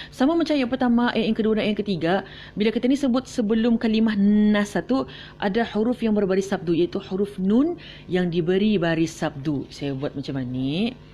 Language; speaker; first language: Malay; native; Malay